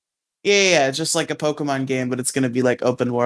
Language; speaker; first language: English; native; English